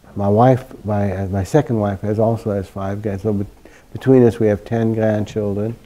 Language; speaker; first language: English; early bilingual, other home language; German